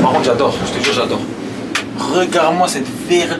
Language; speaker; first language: French; native; French